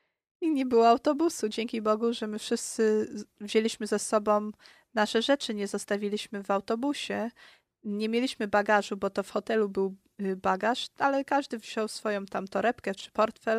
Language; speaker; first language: Polish; early bilingual, heritage; Polish